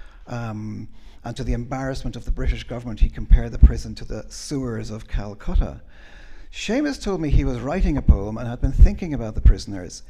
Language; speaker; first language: English; native; English